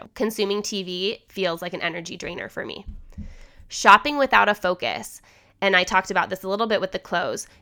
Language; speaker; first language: English; native; English